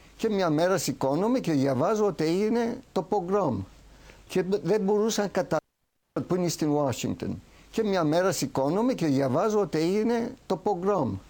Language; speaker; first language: Greek; early bilingual, heritage; Greek